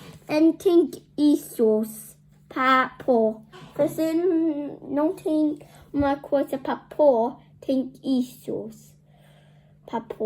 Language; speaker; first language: Portuguese; early bilingual, heritage; Portuguese